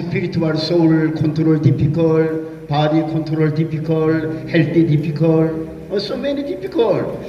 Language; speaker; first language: English; non-native, learner; Korean